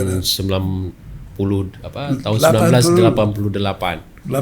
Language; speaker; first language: Indonesian; native; Indonesian